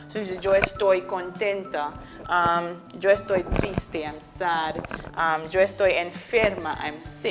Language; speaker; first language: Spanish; non-native, fluent; English